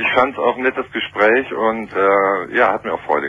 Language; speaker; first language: German; native; German